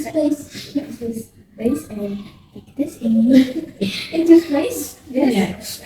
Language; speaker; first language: English; non-native, learner; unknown